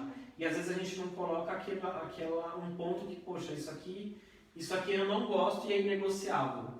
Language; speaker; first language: Portuguese; native; Portuguese